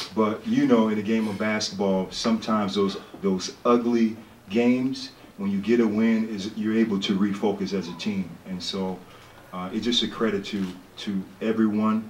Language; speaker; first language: English; native; English